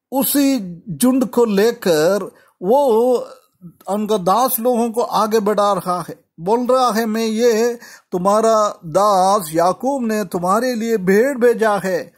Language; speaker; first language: Hindi; non-native, local second language; Malayalam